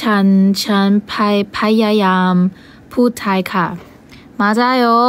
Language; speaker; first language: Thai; non-native, learner; Korean